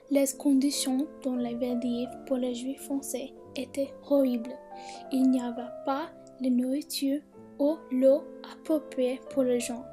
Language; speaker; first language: French; non-native, learner; English